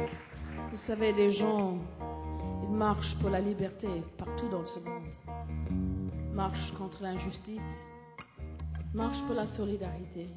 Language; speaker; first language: French; non-native, fluent; English